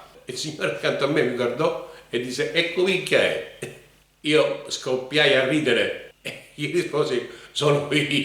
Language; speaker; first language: Italian; native; Italian